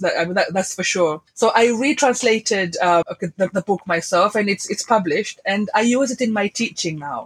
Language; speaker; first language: English; non-native, local second language; Swahili